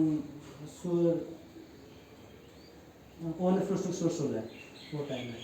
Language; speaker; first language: German; non-native, learner; Hindi